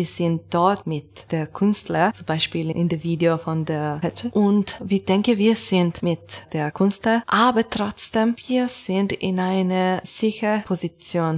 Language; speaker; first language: German; non-native, learner; Italian